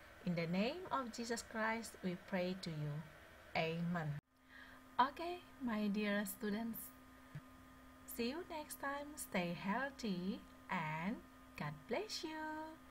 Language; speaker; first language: English; non-native, learner; Indonesian